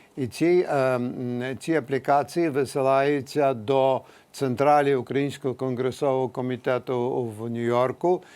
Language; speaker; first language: Ukrainian; early bilingual, heritage; Ukrainian